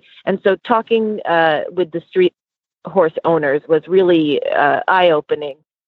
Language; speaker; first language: English; native; English